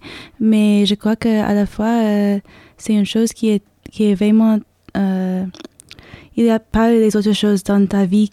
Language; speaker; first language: French; non-native, learner; English